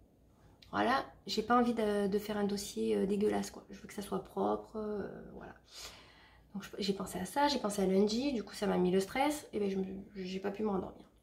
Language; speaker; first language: French; native; French